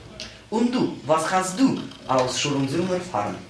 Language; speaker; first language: German; non-native, learner; Russian